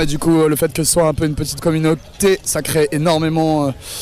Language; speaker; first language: French; native; French